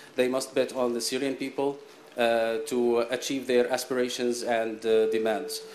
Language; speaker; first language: English; non-native, fluent; Arabic